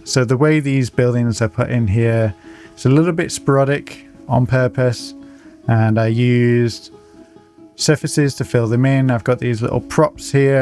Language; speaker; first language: English; native; English